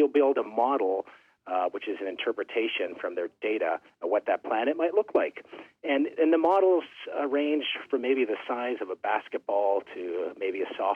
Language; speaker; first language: English; native; English